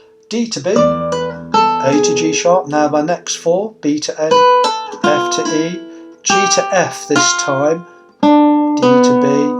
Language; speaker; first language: English; native; English